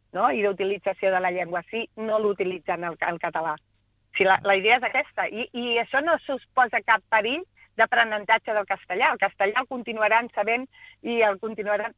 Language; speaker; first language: Catalan; native; Catalan